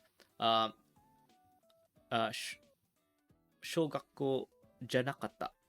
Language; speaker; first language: Japanese; non-native, learner; English